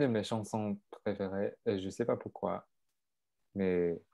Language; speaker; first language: French; non-native, local second language; English